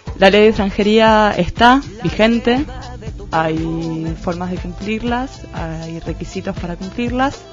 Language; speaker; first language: Spanish; native; Spanish